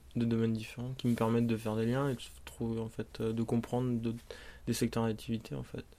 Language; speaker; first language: French; native; French